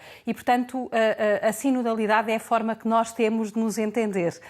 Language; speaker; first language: Portuguese; native; Portuguese